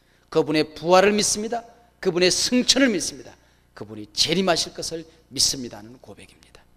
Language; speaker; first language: Korean; native; Korean